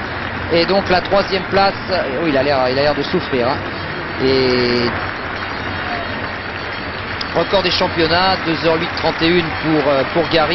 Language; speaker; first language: French; native; French